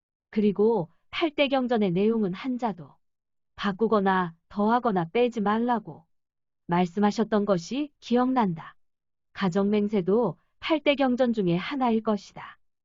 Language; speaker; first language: Korean; non-native, fluent; Japanese